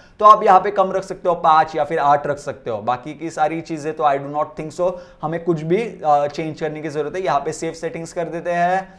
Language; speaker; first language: Hindi; non-native, local second language; Marathi